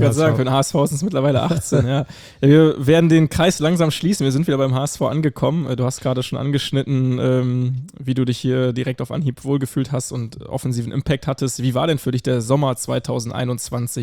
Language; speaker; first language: German; native; German